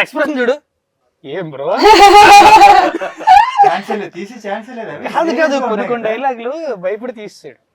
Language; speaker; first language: Telugu; native; Telugu